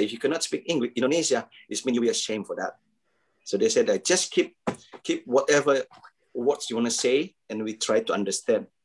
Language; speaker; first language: English; non-native, learner; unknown